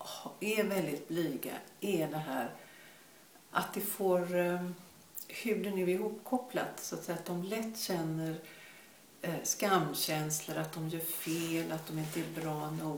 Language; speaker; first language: Swedish; native; Swedish